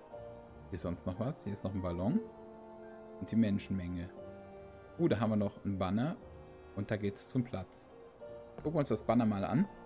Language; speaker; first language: German; native; German